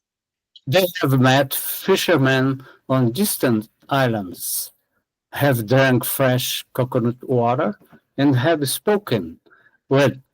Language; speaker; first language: English; non-native, learner; Portuguese